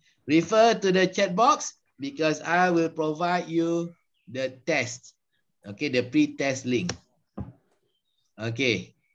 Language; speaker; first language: English; non-native, local second language; Malay